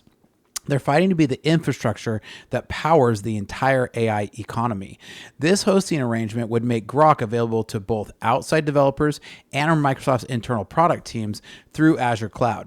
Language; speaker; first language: English; native; English